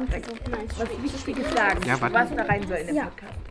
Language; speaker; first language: German; native; German